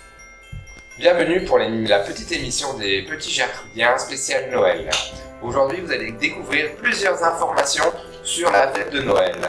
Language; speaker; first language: French; native; French